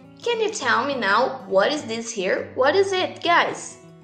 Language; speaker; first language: English; non-native, fluent; Portuguese